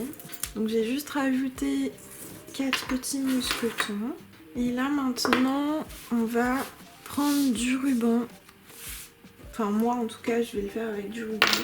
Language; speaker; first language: French; native; French